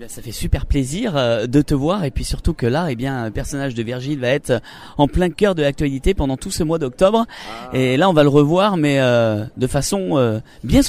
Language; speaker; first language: French; native; French